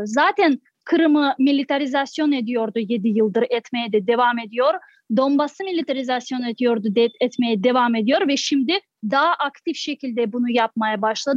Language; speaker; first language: Turkish; non-native, fluent; Crimean Tatar